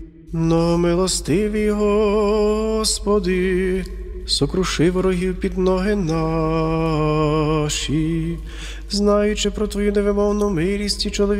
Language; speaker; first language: Ukrainian; native; Ukrainian